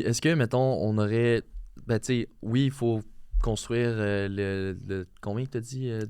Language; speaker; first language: French; native; French